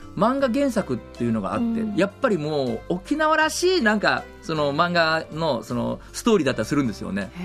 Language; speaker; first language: Japanese; native; Japanese